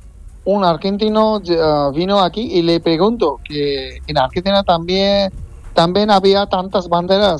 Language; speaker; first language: Spanish; non-native, fluent; Bangla